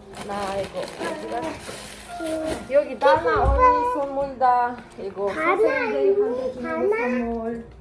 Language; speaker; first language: Korean; non-native, learner; Kazakh